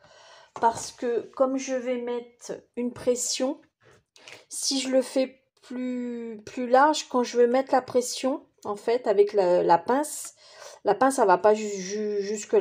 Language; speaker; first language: French; native; French